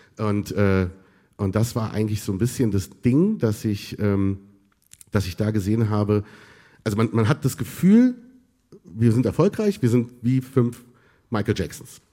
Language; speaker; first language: German; early bilingual, other home language; Arabic